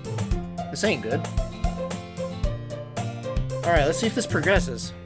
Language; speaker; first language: English; native; English